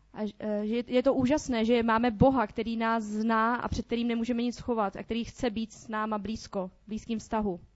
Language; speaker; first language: Czech; native; Czech